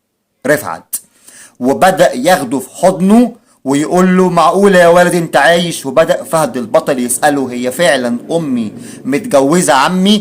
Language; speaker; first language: Arabic; native; Arabic